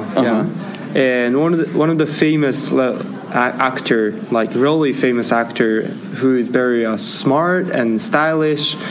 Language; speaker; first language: English; non-native, learner; Japanese